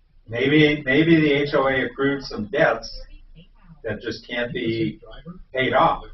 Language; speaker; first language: English; native; English